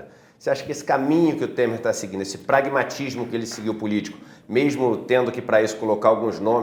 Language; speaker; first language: Portuguese; native; Portuguese